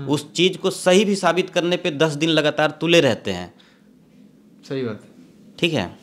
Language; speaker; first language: Hindi; native; Hindi